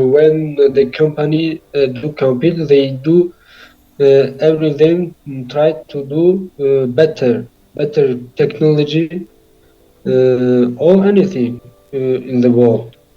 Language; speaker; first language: English; non-native, learner; Tajik